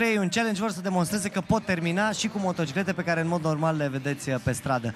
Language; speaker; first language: Romanian; native; Romanian